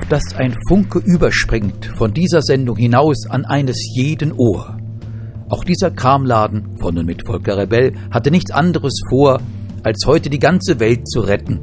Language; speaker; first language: German; native; German